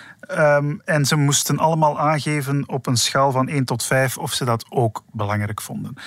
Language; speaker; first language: Dutch; native; Dutch